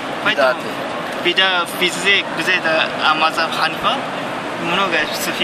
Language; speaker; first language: Russian; non-native, learner; Japanese